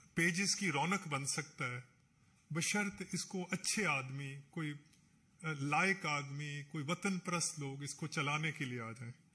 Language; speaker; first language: Hindi; non-native, local second language; Punjabi